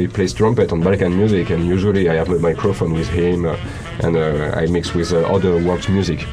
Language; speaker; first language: English; non-native, learner; French